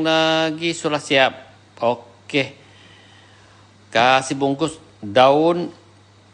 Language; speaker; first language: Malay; non-native, local second language; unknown